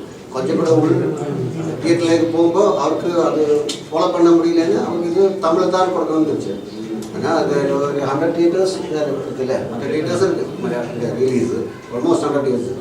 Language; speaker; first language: Tamil; non-native, learner; Malayalam